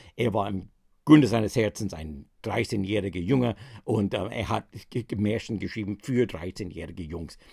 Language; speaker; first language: German; non-native, fluent; English